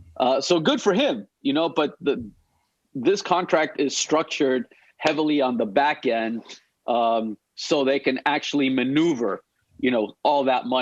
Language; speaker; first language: English; native; English